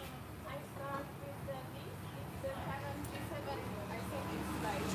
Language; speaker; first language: English; non-native, fluent; French